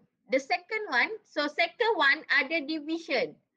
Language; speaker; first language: English; non-native, local second language; Malay